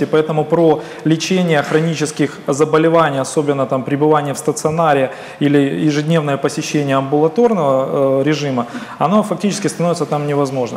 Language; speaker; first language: Russian; native; Russian